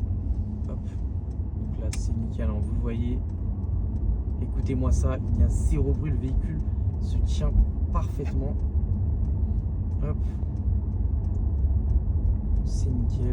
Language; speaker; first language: French; native; French